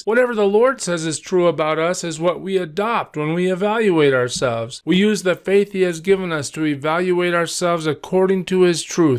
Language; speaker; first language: English; native; English